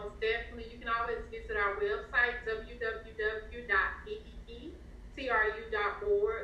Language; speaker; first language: English; native; English